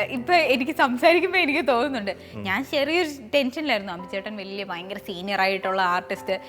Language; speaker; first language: Malayalam; native; Malayalam